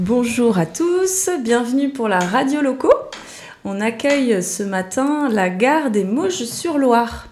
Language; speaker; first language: French; native; French